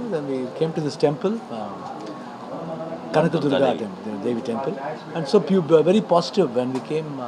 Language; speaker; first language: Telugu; non-native, fluent; Kannada